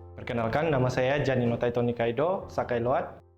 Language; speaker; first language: Indonesian; non-native, local second language; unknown